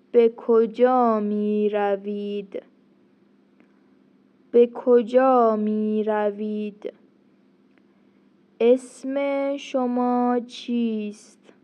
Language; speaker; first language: Persian; non-native, fluent; Turkish